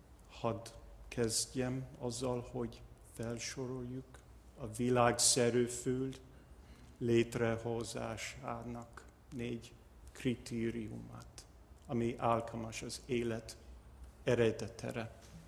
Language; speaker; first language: Hungarian; non-native, learner; English